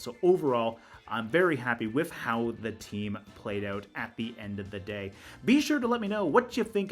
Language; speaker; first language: English; native; English